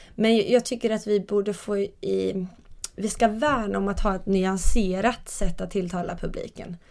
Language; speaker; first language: Swedish; native; Swedish